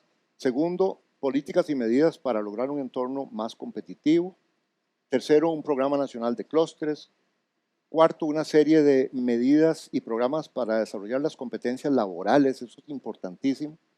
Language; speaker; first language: Spanish; native; Spanish